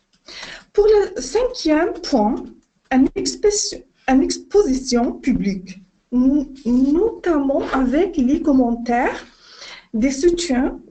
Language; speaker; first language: French; non-native, learner; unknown